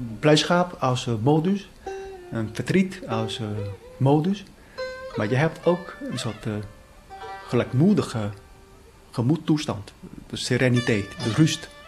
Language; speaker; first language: Dutch; non-native, fluent; Vietnamese